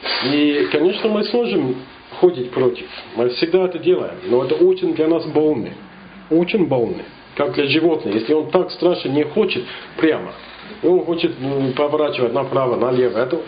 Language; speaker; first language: Russian; non-native, learner; English